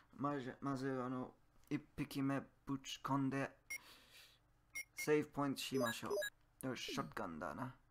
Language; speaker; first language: Japanese; non-native, learner; English